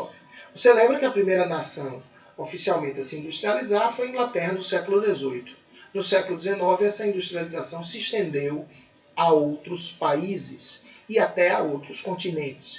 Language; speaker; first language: Portuguese; native; Portuguese